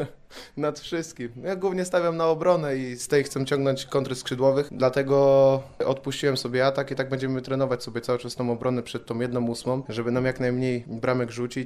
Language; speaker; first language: Polish; native; Polish